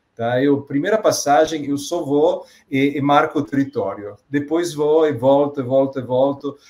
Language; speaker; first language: Portuguese; non-native, fluent; Italian